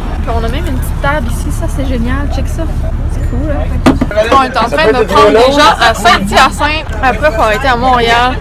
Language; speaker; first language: French; native; French